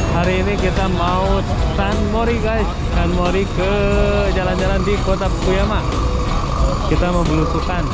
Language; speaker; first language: Indonesian; non-native, local second language; Sundanese